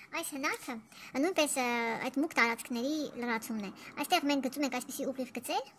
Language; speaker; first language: Armenian; early bilingual, heritage; Armenian